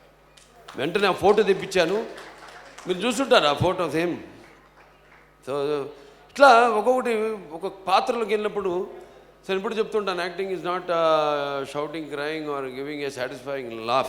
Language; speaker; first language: Telugu; native; Telugu